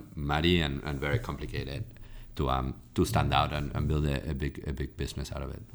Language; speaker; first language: English; non-native, fluent; Spanish